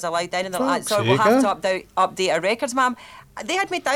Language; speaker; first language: English; native; English